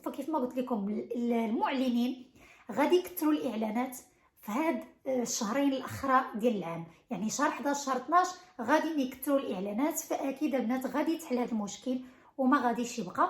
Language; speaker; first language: Arabic; native; Arabic